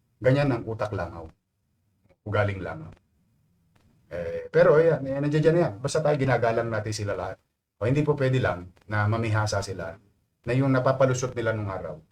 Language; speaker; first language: Filipino; native; Filipino